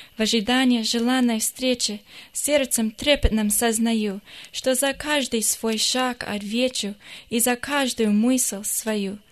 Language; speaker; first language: Russian; non-native, fluent; English